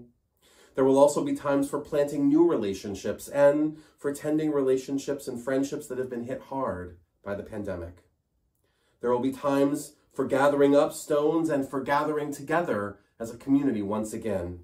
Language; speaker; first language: English; native; English